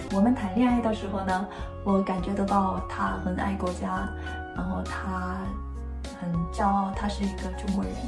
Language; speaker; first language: Chinese; non-native, fluent; Korean